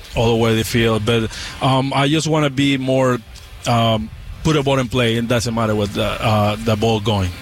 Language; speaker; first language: English; non-native, learner; Spanish